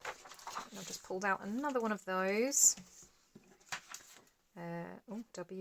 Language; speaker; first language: English; native; English